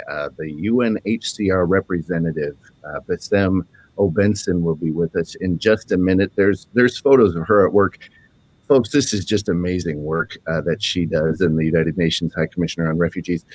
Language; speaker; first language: English; native; English